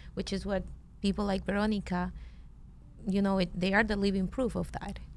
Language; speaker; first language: English; non-native, fluent; Spanish